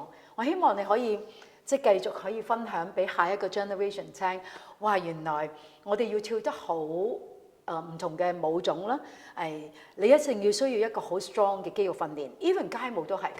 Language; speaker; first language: Cantonese; native; Cantonese